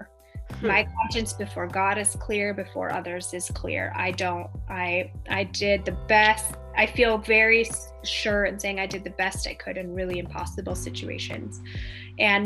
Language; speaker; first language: English; native; English